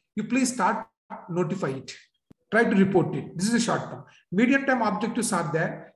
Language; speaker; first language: English; non-native, local second language; Urdu